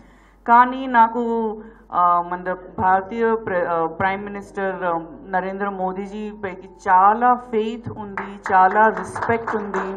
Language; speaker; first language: Telugu; non-native, learner; Gujarati